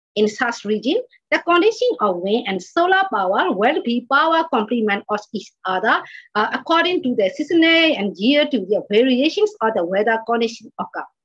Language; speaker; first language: English; non-native, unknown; Burmese